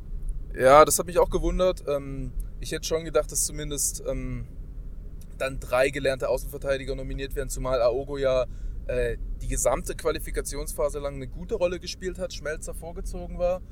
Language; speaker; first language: German; native; German